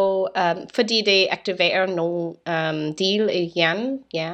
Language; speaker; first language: Danish; non-native, learner; English